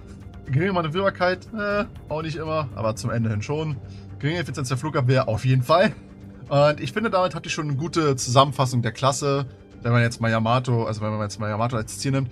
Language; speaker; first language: German; native; German